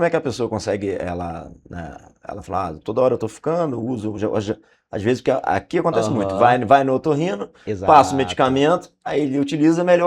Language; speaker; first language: Portuguese; native; Portuguese